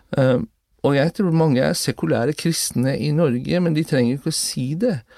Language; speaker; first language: Norwegian; non-native, fluent; Persian